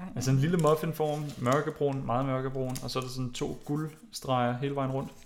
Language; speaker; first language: Danish; native; Danish